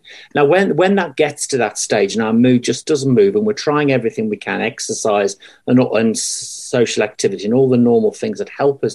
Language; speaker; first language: English; native; English